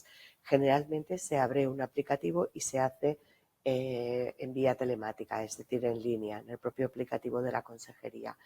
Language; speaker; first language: Spanish; native; Spanish